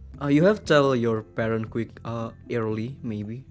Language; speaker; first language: English; non-native, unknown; Indonesian